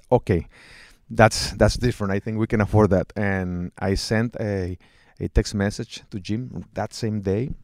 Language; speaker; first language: English; non-native, fluent; Spanish